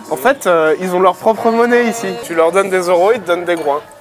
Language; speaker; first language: French; native; French